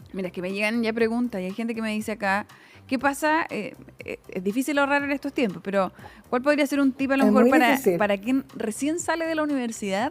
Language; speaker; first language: Spanish; native; Spanish